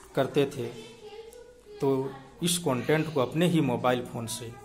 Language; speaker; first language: Hindi; native; Hindi